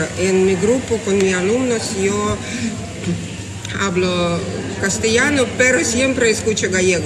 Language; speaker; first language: Spanish; non-native, learner; Russian